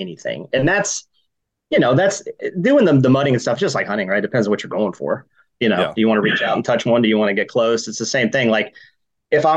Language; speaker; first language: English; native; English